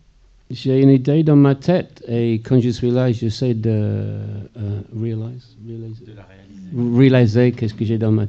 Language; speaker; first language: French; non-native, fluent; English